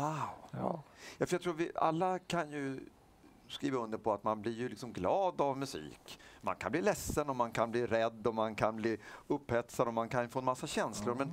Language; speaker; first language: Swedish; native; Swedish